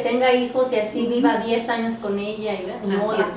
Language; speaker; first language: Spanish; native; Spanish